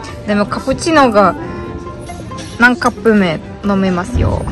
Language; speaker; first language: Japanese; non-native, fluent; German